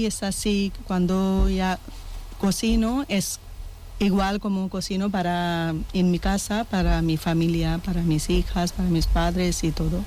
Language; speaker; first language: Spanish; non-native, learner; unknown